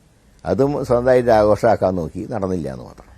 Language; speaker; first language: Malayalam; native; Malayalam